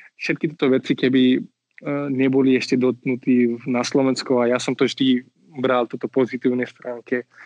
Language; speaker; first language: Slovak; non-native, fluent; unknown